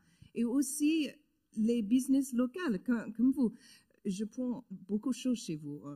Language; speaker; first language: French; non-native, learner; English